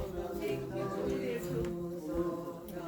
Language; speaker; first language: English; non-native, learner; Korean